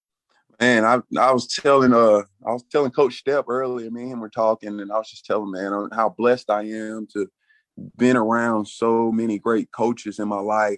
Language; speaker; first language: English; native; English